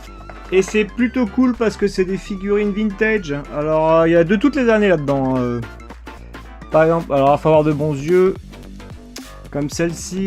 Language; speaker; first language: French; native; French